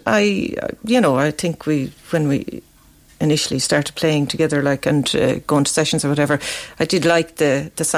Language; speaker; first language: English; native; English